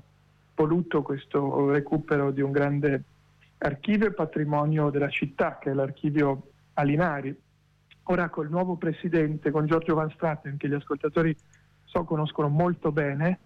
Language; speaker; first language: Italian; native; Italian